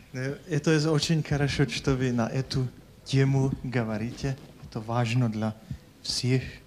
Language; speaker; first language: Russian; non-native, fluent; Czech